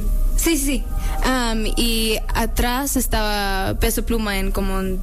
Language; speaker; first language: Spanish; early bilingual, heritage; English